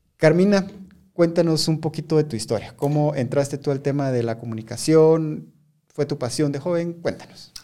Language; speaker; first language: Spanish; native; Spanish